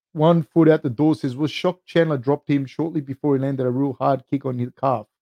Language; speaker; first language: English; native; English